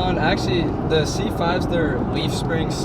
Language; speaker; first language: English; native; English